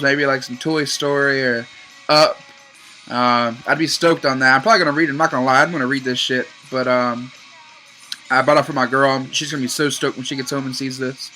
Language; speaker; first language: English; native; English